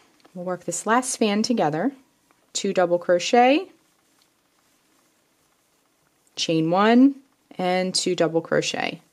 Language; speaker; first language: English; native; English